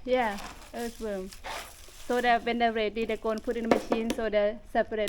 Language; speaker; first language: English; non-native, fluent; Thai